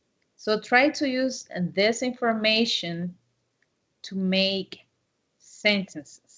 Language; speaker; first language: English; non-native, fluent; Spanish